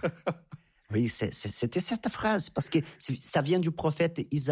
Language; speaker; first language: French; non-native, fluent; Portuguese